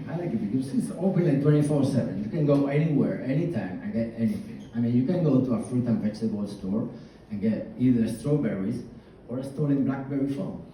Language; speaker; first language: English; non-native, fluent; Spanish